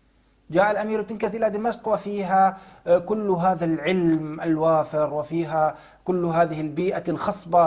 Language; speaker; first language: Arabic; native; Arabic